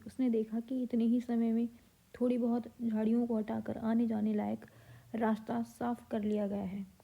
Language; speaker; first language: Hindi; native; Hindi